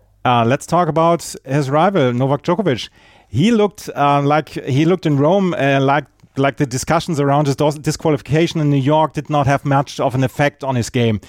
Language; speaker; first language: English; non-native, fluent; German